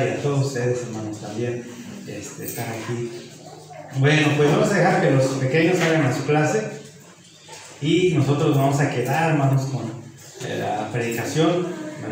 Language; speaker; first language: Spanish; native; Spanish